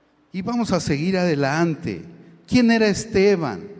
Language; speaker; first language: Spanish; native; Spanish